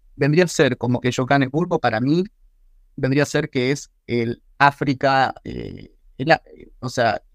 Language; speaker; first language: Spanish; native; Spanish